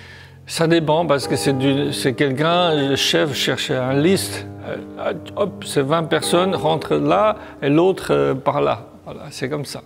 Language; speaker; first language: French; non-native, learner; Chinese